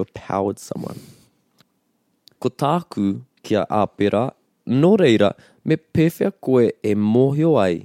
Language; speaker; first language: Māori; non-native, local second language; English